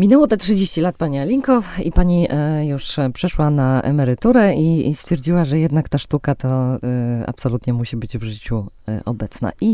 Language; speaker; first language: Polish; native; Polish